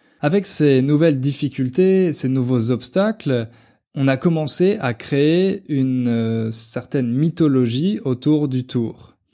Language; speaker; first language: French; native; French